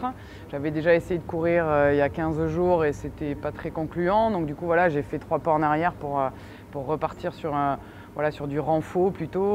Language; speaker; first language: French; native; French